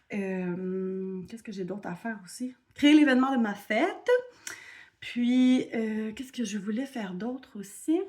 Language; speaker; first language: French; native; French